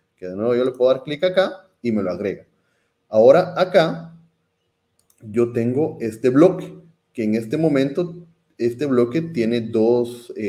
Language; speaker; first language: Spanish; native; Spanish